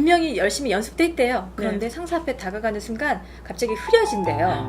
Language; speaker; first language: Korean; native; Korean